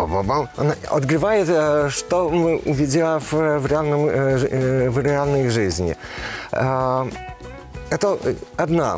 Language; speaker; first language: Russian; non-native, learner; Polish